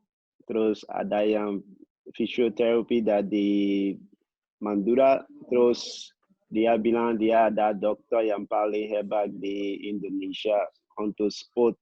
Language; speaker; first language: Indonesian; non-native, local second language; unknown